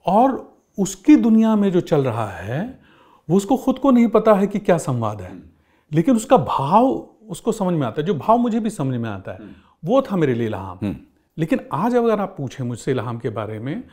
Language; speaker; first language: Hindi; native; Hindi